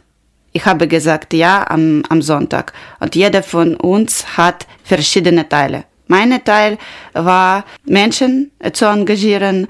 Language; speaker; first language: German; non-native, learner; Ukrainian